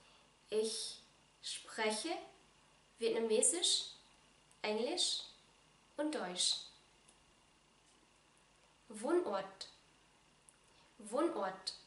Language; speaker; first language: German; non-native, fluent; Vietnamese